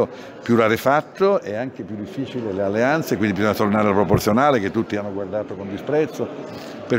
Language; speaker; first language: Italian; native; Italian